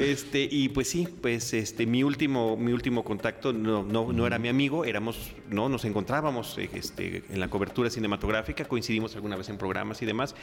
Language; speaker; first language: Spanish; native; Spanish